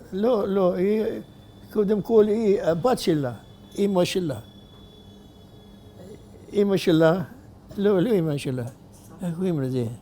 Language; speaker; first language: Hebrew; non-native, fluent; Arabic